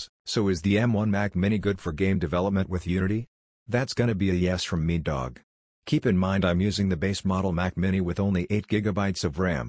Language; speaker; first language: English; native; English